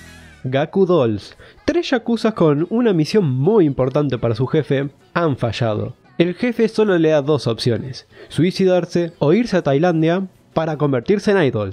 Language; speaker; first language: Spanish; native; Spanish